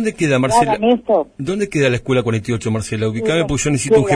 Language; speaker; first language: Spanish; native; Spanish